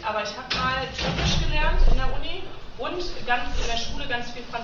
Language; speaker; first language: German; native; German